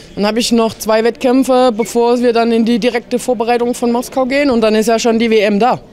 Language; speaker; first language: German; native; German